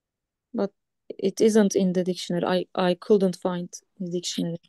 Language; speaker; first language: English; non-native, learner; Turkish